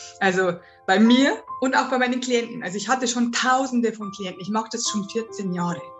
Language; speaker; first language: German; native; German